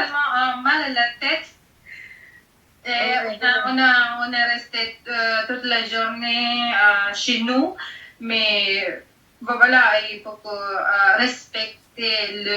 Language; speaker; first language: French; non-native, learner; Filipino